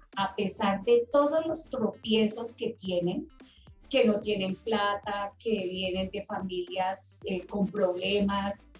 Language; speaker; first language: Spanish; native; Spanish